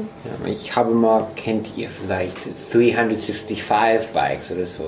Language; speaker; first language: German; non-native, fluent; English